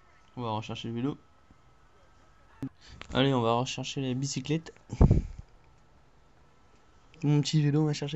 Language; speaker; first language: French; native; French